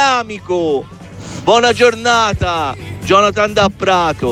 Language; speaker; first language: Italian; native; Italian